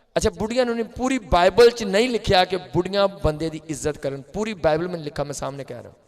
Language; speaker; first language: Urdu; non-native, local second language; Punjabi